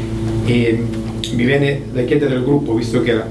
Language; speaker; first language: Italian; native; Italian